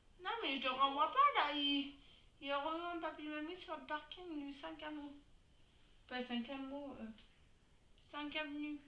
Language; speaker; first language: French; native; French